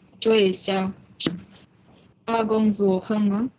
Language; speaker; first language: Chinese; non-native, learner; Malay